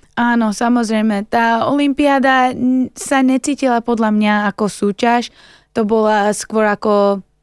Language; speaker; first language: Slovak; early bilingual, heritage; Slovak